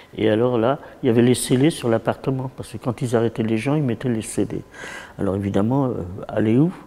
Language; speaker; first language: French; early bilingual, other home language; Yiddish